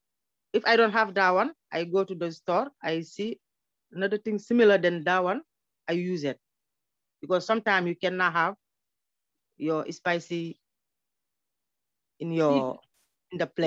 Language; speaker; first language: English; non-native, learner; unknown